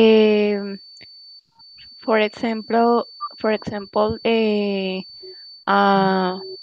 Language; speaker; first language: English; non-native, learner; Spanish